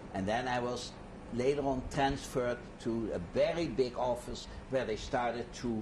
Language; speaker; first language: English; non-native, fluent; Dutch